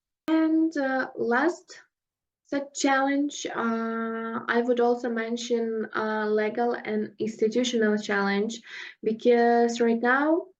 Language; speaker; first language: English; non-native, fluent; Russian